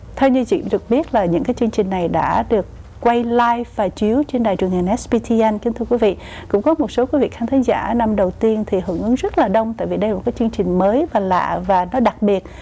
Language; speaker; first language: Vietnamese; native; Vietnamese